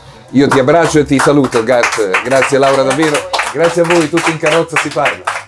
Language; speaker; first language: Italian; native; Italian